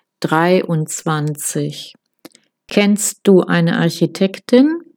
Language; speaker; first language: German; non-native, fluent; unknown